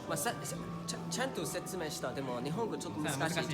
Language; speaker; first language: Japanese; non-native, learner; English